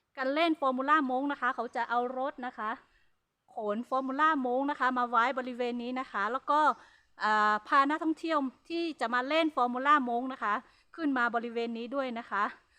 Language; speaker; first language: Thai; non-native, local second language; Hmong